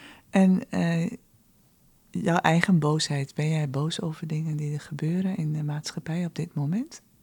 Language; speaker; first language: Dutch; native; Dutch